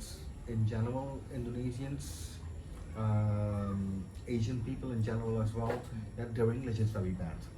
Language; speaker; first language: English; non-native, fluent; Dutch